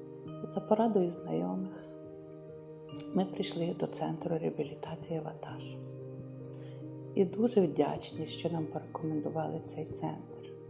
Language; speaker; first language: Ukrainian; native; Ukrainian